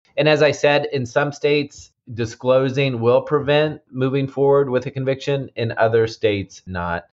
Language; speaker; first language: English; native; English